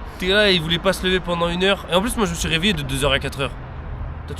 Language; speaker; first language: French; native; French